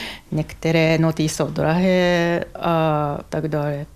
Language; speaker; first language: Czech; non-native, fluent; Japanese